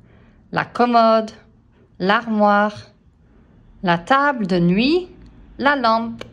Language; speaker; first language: French; non-native, fluent; English